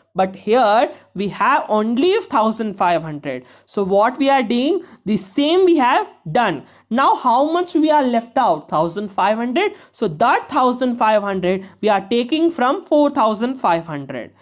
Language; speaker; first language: English; non-native, local second language; Kannada